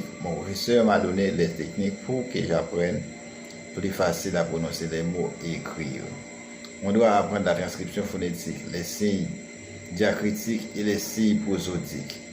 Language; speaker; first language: French; non-native, learner; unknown